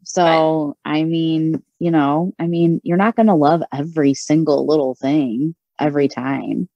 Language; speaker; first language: English; native; English